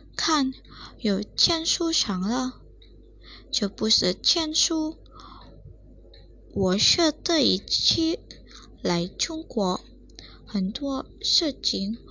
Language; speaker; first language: Chinese; non-native, learner; Indonesian